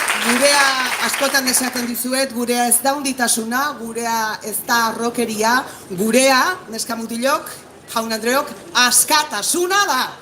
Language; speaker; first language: Basque; native; Basque